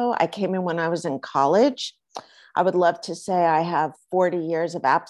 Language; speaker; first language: English; native; English